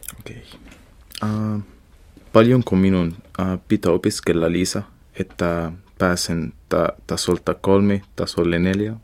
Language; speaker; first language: Finnish; non-native, learner; Arabic